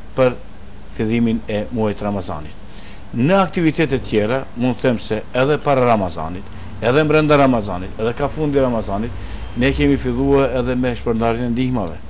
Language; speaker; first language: Albanian; native; Albanian